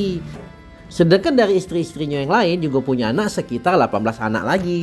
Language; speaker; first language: Indonesian; native; Indonesian